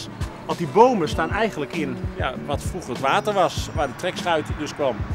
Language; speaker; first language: Dutch; native; Dutch